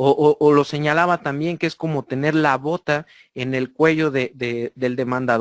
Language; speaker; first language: Spanish; native; Spanish